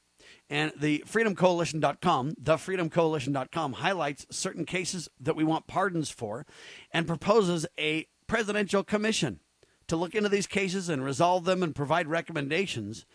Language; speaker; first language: English; native; English